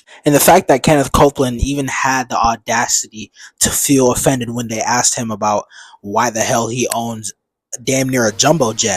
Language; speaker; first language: English; native; English